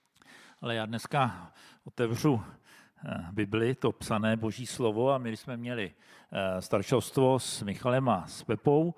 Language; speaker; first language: Czech; native; Czech